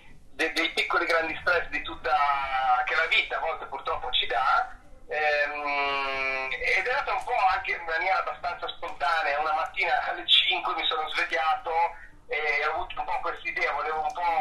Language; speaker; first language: Italian; native; Italian